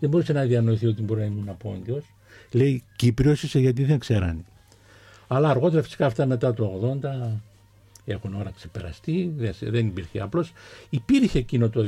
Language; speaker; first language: Greek; non-native, local second language; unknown